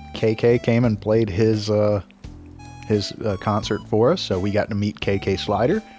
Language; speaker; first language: English; native; English